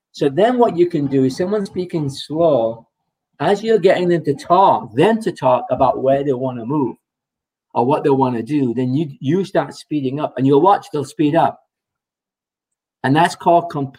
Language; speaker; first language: English; native; English